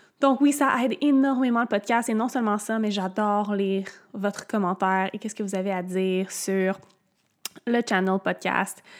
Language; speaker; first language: French; native; French